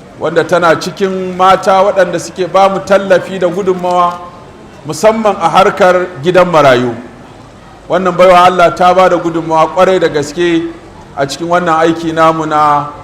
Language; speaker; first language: Hausa; native; Hausa